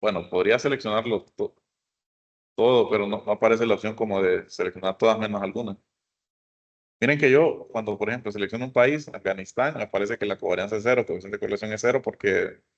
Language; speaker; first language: Spanish; native; Spanish